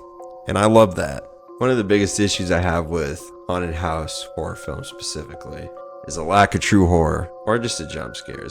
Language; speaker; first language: English; native; English